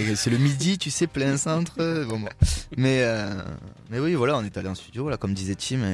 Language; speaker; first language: French; native; French